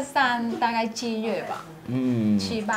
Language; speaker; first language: Chinese; non-native, fluent; Vietnamese